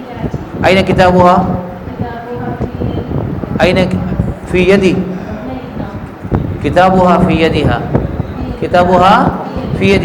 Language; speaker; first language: Arabic; non-native, fluent; Urdu